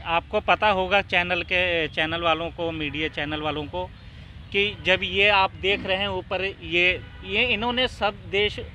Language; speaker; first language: Hindi; non-native, local second language; Punjabi